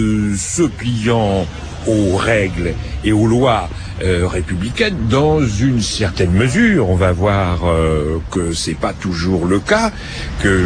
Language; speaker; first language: French; native; French